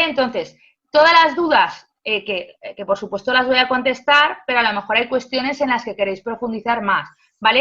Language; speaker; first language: Spanish; native; Spanish